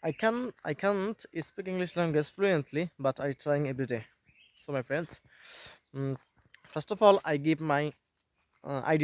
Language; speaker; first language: English; non-native, learner; Bangla